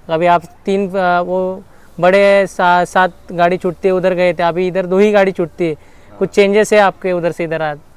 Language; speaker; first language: Hindi; non-native, local second language; Marathi